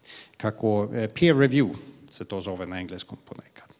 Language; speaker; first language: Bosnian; non-native, fluent; Swedish